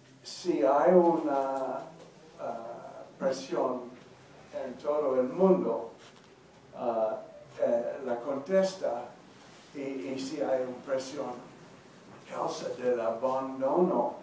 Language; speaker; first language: Spanish; non-native, learner; English